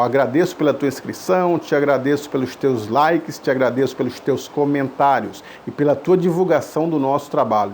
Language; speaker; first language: Portuguese; native; Portuguese